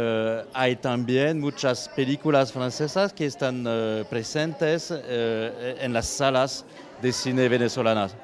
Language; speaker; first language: Spanish; non-native, fluent; French